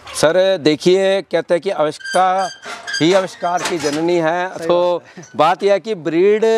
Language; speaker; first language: Hindi; native; Hindi